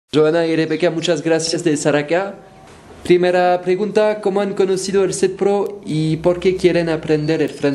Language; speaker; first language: Spanish; non-native, fluent; French